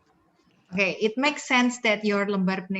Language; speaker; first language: English; non-native, fluent; Indonesian